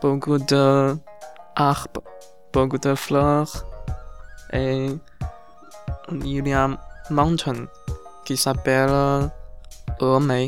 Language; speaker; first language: French; non-native, learner; Chinese